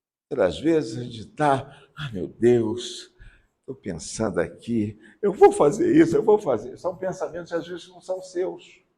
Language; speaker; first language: Portuguese; native; Portuguese